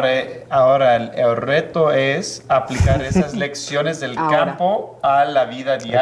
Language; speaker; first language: Spanish; non-native, fluent; English